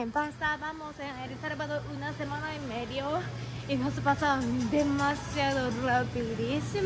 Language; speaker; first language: Spanish; non-native, learner; Japanese